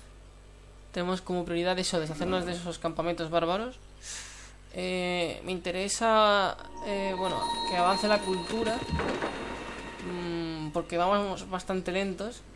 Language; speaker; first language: Spanish; native; Spanish